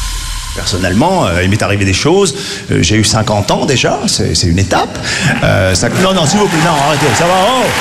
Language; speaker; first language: French; native; French